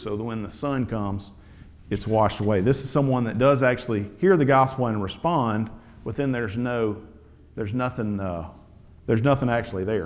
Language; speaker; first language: English; native; English